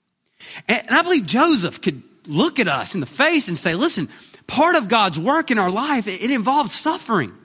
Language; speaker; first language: English; native; English